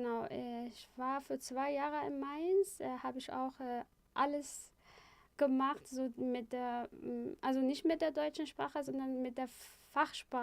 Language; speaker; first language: German; non-native, fluent; Arabic